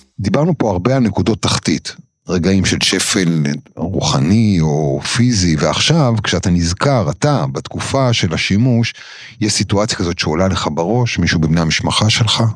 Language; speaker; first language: Hebrew; native; Hebrew